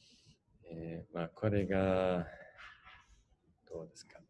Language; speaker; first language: Japanese; non-native, fluent; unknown